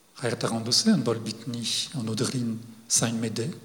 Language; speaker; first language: Mongolian; non-native, learner; French